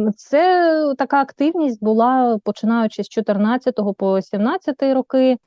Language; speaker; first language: Ukrainian; native; Ukrainian